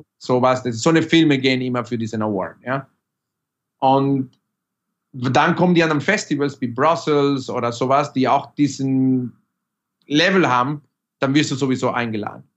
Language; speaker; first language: German; non-native, fluent; Spanish